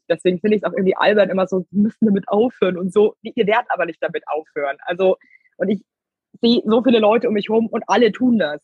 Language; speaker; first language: German; native; German